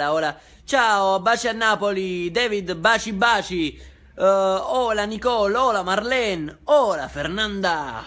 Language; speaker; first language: Spanish; non-native, fluent; Italian